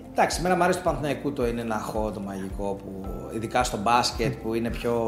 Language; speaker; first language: Greek; native; Greek